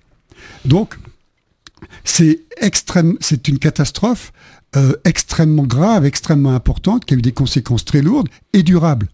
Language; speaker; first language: French; native; French